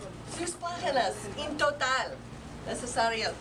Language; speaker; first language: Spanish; non-native, learner; English